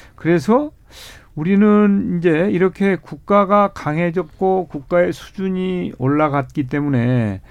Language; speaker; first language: Korean; native; Korean